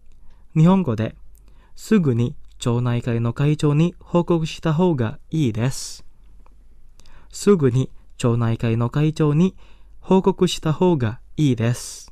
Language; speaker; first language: Japanese; non-native, fluent; Indonesian